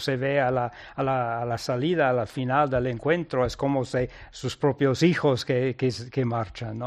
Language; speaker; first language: Spanish; non-native, fluent; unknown